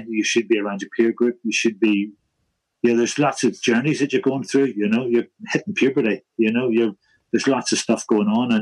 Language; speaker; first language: English; native; English